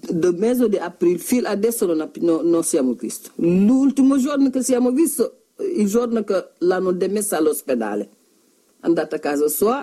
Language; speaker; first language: Italian; non-native, learner; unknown